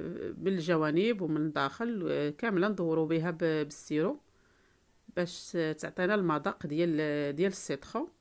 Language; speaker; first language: Arabic; native; Arabic